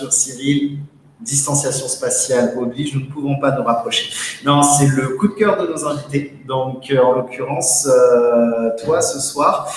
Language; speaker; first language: French; native; French